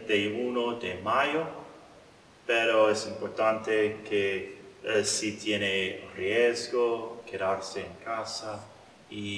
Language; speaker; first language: Spanish; non-native, learner; English